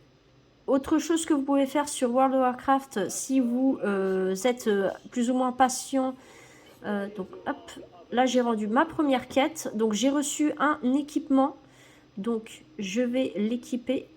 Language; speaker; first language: French; native; French